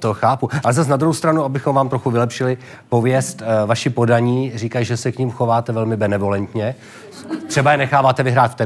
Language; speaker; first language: Czech; native; Czech